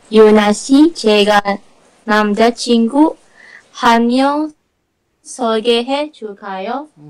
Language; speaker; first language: Korean; non-native, learner; Indonesian